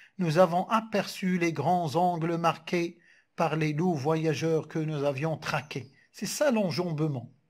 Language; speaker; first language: French; non-native, local second language; Arabic